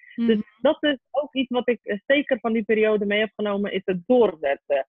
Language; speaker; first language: Dutch; early bilingual, other home language; Persian